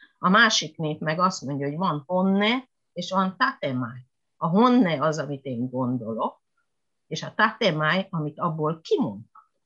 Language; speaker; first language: Hungarian; non-native, fluent; Japanese